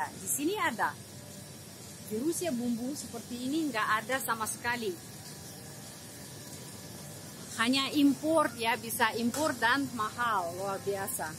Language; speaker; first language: Indonesian; non-native, fluent; Russian